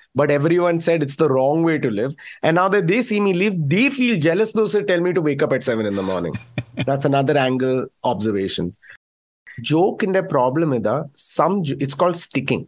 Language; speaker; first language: English; non-native, local second language; Malayalam